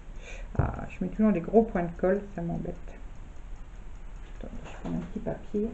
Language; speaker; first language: French; native; French